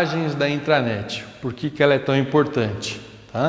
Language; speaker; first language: Portuguese; native; Portuguese